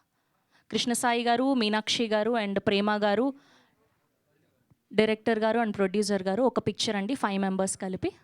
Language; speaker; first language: Telugu; native; Telugu